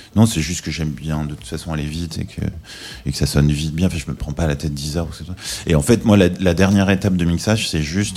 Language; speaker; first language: French; native; French